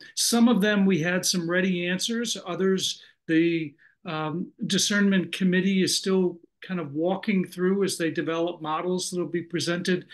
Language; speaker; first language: English; native; English